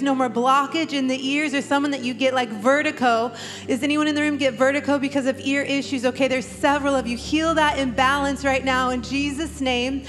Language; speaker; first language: English; native; English